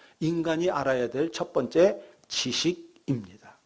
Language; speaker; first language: Korean; native; Korean